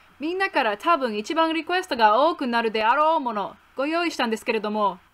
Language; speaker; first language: Japanese; non-native, fluent; English